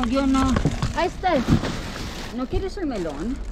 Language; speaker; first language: Spanish; native; Spanish